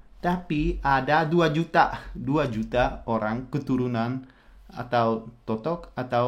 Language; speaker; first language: Indonesian; non-native, fluent; Dutch